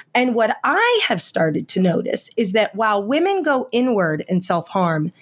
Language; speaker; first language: English; native; English